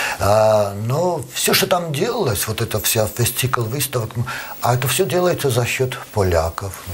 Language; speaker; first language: Russian; non-native, local second language; Armenian